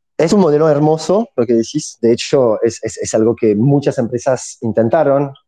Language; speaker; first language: Spanish; non-native, fluent; French